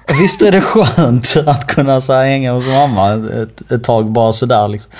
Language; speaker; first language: Swedish; early bilingual, other home language; Albanian